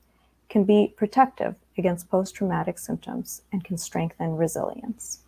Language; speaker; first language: English; early bilingual, other home language; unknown